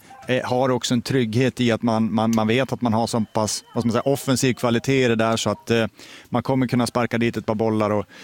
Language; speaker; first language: Swedish; native; Swedish